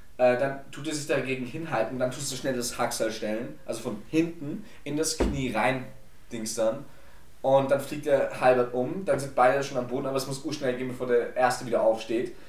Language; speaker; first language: German; early bilingual, other home language; Polish